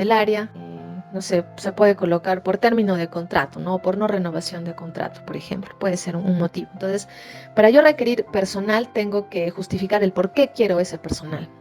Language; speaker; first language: Spanish; native; Spanish